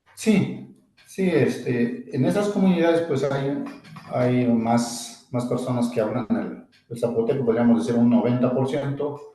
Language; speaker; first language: Spanish; non-native, local second language; Zapotec